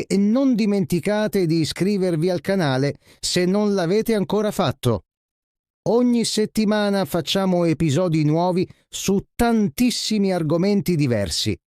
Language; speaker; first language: Italian; non-native, fluent; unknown